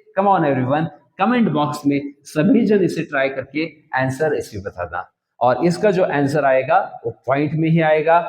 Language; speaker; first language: Hindi; non-native, local second language; Kannada